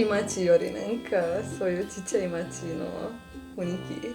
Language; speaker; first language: Japanese; non-native, fluent; Serbian